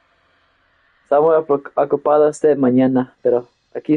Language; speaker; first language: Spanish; non-native, learner; English